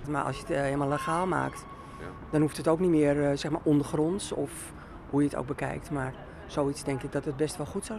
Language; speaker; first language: Dutch; native; Dutch